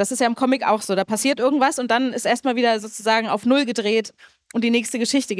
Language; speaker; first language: German; native; German